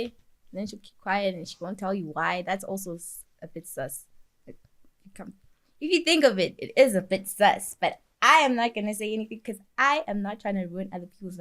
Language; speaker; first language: English; non-native, local second language; Swati